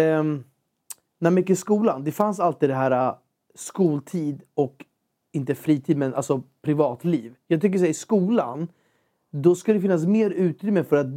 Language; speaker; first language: Swedish; native; Swedish